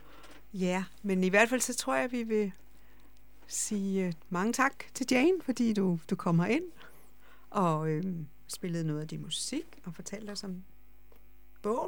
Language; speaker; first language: Danish; native; Danish